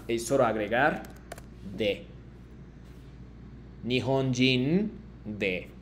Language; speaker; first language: Spanish; non-native, fluent; Japanese